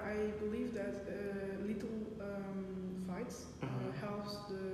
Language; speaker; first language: English; non-native, learner; French